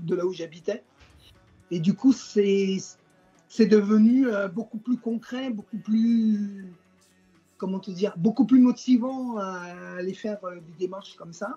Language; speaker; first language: French; native; French